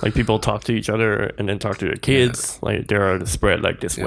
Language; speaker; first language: English; non-native, fluent; Chinese